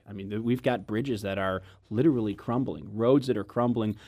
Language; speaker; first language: English; native; English